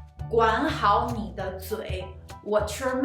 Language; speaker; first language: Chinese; non-native, learner; Arabic